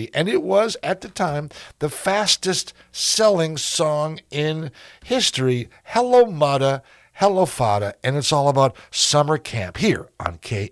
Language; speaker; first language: English; native; English